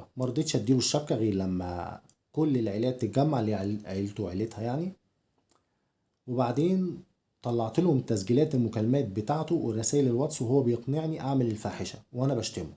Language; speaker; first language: Arabic; native; Arabic